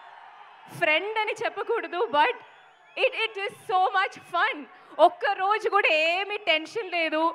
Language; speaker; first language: Telugu; non-native, fluent; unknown